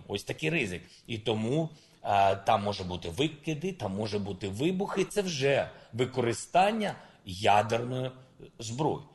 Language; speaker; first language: Ukrainian; non-native, local second language; Russian